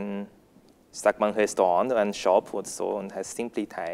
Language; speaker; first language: German; non-native, learner; Chinese